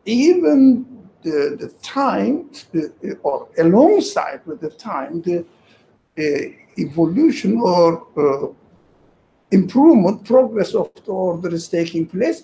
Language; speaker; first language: English; non-native, fluent; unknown